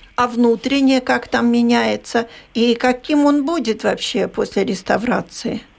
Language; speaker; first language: Russian; native; Russian